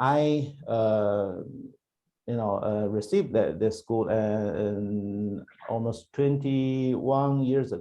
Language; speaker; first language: English; non-native, learner; Chinese